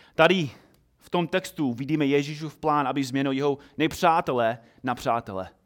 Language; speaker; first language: Czech; non-native, fluent; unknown